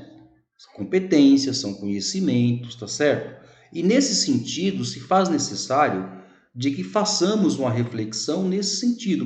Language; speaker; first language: Portuguese; native; Portuguese